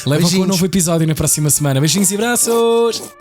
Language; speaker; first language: Portuguese; native; Portuguese